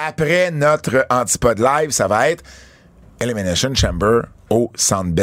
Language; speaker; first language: French; native; French